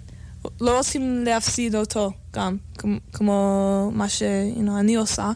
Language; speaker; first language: Hebrew; non-native, learner; English